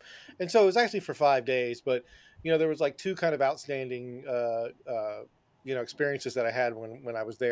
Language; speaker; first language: English; native; English